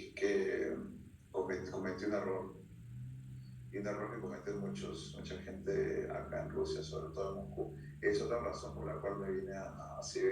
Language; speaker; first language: Spanish; early bilingual, heritage; Spanish